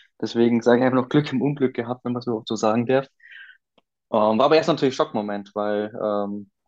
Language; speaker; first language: German; native; German